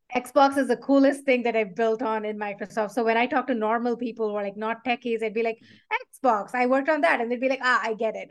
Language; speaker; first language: English; non-native, local second language; Tamil